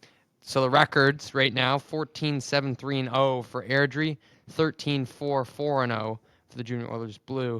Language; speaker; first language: English; native; English